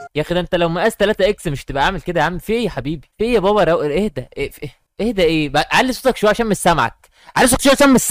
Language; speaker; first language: Arabic; native; Arabic